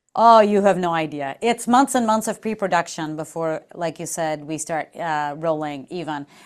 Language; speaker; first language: English; non-native, fluent; Portuguese